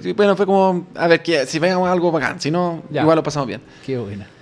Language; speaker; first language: Spanish; non-native, fluent; English